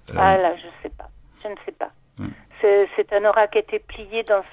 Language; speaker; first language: French; native; French